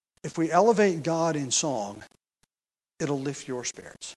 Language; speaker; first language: English; native; English